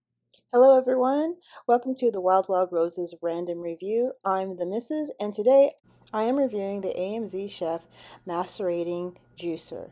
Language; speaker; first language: English; native; English